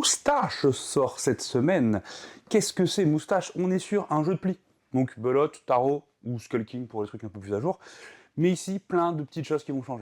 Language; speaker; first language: French; native; French